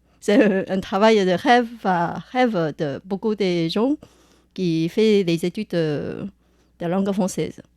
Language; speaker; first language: French; non-native, fluent; Chinese